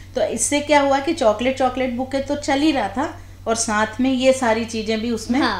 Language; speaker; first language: Hindi; native; Hindi